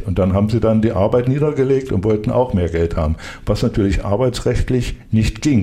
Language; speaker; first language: German; native; German